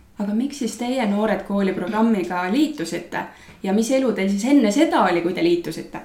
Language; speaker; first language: Estonian; native; Estonian